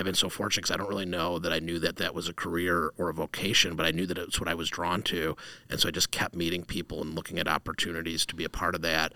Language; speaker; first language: English; native; English